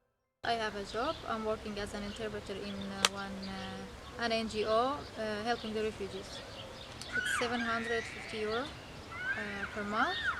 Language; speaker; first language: English; non-native, fluent; Arabic